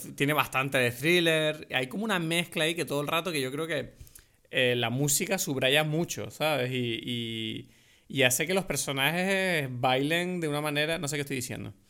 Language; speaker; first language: Spanish; native; Spanish